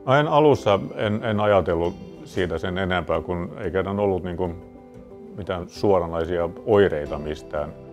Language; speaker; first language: Finnish; early bilingual, other home language; Swedish